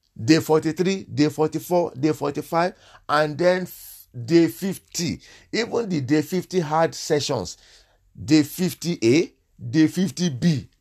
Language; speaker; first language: English; non-native, local second language; Yoruba